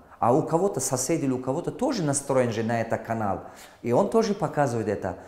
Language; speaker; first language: Russian; non-native, local second language; Tajik